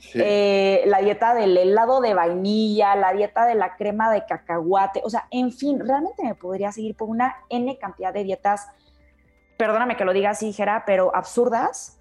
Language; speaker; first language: Spanish; native; Spanish